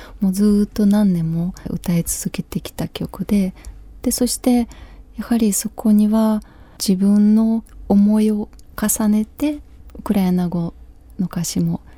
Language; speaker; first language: Japanese; non-native, fluent; Ukrainian